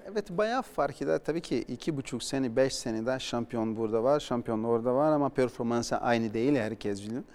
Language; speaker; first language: Turkish; non-native, learner; Portuguese